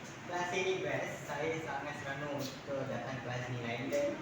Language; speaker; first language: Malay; non-native, local second language; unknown